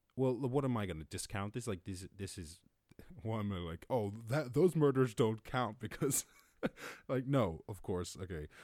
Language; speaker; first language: English; native; English